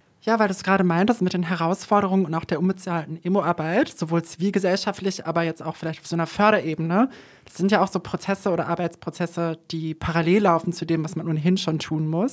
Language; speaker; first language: German; native; German